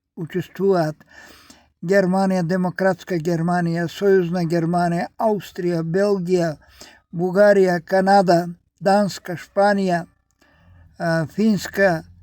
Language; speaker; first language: Macedonian; native; Macedonian